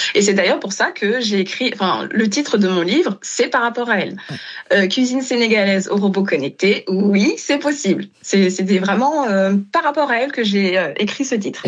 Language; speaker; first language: French; non-native, local second language; Wolof